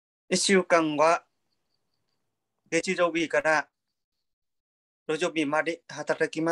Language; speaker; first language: Japanese; non-native, learner; Vietnamese